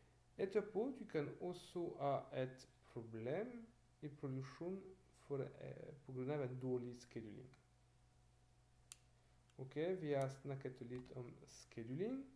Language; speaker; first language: Norwegian; non-native, fluent; French